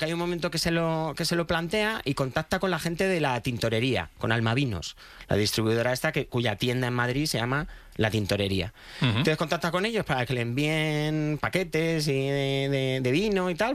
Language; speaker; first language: Spanish; native; Spanish